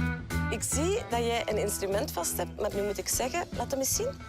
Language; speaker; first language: Dutch; native; Dutch